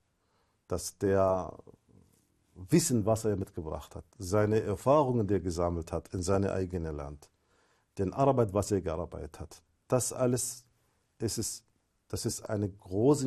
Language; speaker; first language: German; non-native, fluent; Arabic